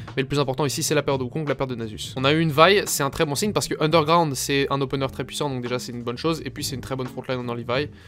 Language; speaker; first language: French; native; French